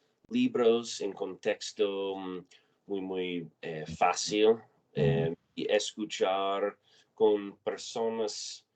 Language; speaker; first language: Spanish; non-native, learner; English